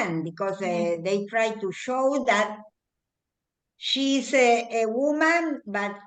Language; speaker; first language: English; non-native, learner; Spanish